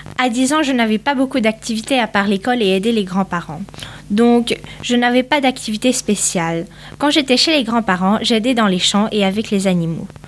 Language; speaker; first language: French; early bilingual, other home language; Portuguese